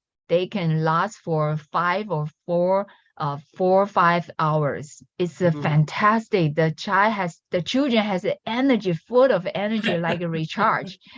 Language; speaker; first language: English; non-native, learner; Chinese